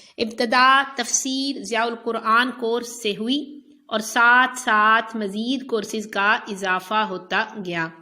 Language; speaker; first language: Urdu; native; Urdu